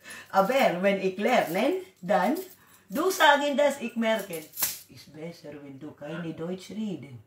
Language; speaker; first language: German; non-native, learner; Waray